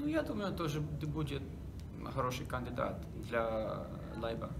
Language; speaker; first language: Russian; non-native, learner; English